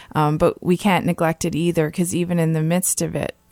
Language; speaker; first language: English; native; English